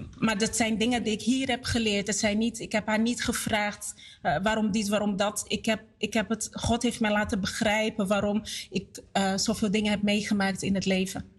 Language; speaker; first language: Dutch; non-native, fluent; Portuguese